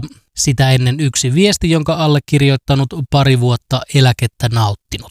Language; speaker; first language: Finnish; native; Finnish